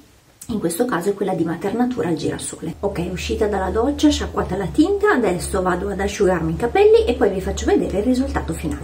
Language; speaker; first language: Italian; native; Italian